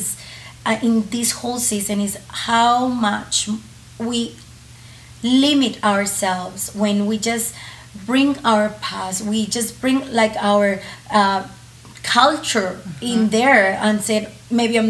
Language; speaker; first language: English; non-native, fluent; Spanish